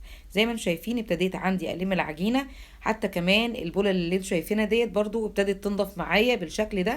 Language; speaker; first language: Arabic; native; Arabic